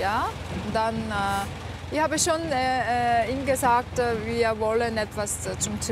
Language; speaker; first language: German; non-native, learner; Korean